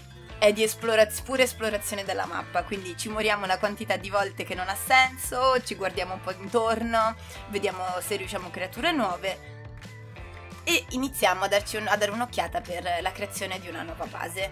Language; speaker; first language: Italian; native; Italian